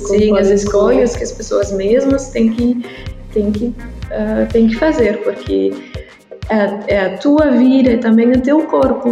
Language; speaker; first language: Portuguese; non-native, learner; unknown